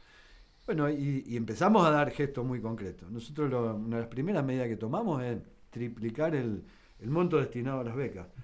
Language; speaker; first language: Spanish; native; Spanish